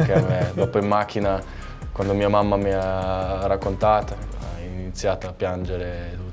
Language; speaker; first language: Italian; non-native, fluent; German